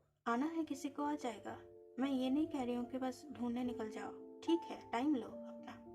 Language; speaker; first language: Hindi; native; Hindi